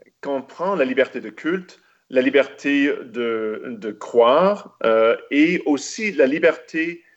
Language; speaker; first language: French; non-native, local second language; English